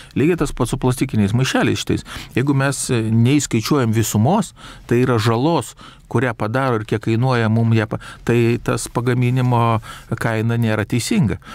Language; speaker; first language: Lithuanian; native; Lithuanian